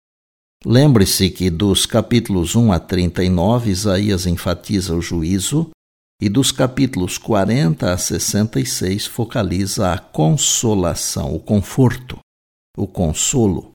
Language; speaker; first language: Portuguese; native; Portuguese